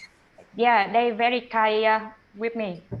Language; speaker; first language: English; non-native, learner; Vietnamese